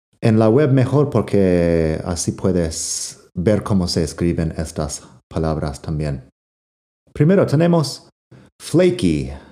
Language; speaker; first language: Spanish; non-native, fluent; English